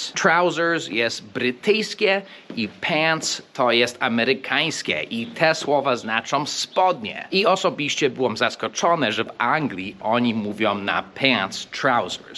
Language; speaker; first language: Polish; non-native, fluent; English